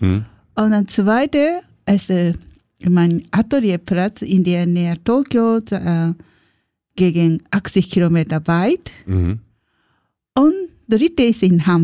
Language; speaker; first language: German; non-native, learner; Japanese